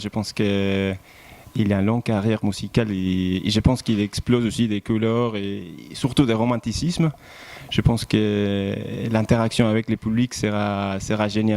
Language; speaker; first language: French; non-native, fluent; Spanish